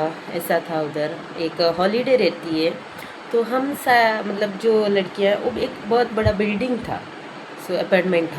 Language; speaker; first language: Hindi; non-native, local second language; Konkani